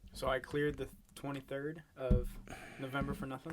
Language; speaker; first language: English; native; English